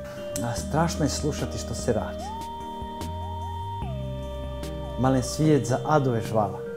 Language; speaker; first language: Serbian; early bilingual, other home language; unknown